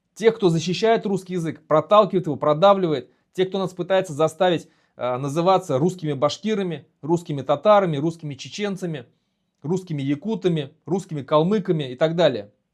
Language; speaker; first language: Russian; non-native, local second language; Bashkir